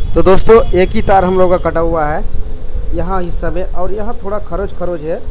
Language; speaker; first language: Hindi; non-native, local second language; Bangla